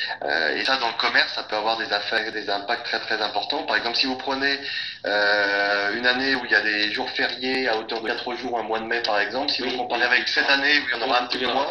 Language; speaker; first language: French; native; French